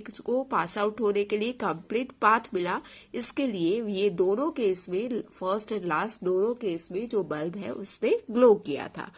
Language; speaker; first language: Hindi; non-native, local second language; Gujarati